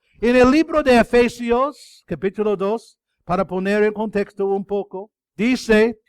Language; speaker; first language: Spanish; non-native, fluent; English